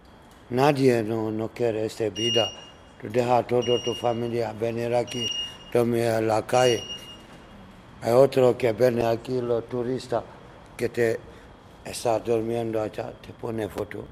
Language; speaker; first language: Spanish; non-native, learner; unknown